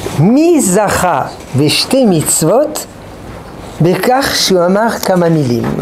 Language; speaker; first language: Hebrew; non-native, fluent; French